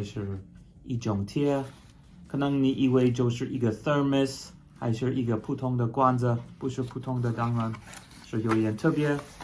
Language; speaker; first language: Chinese; non-native, fluent; English